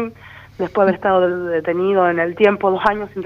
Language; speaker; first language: Spanish; native; Spanish